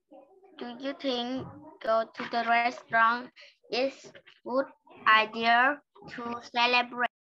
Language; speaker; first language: English; non-native, learner; Vietnamese